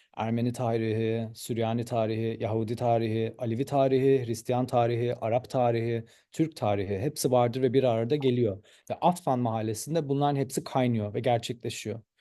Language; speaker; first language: Turkish; early bilingual, heritage; Turkish